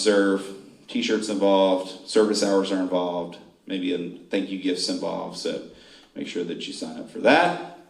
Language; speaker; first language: English; native; English